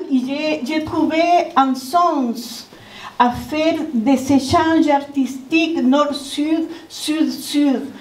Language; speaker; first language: French; non-native, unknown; Spanish